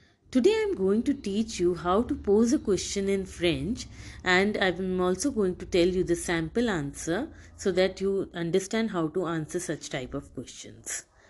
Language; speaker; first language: English; non-native, local second language; Hindi